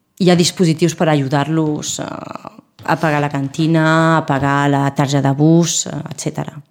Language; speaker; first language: Catalan; non-native, local second language; Spanish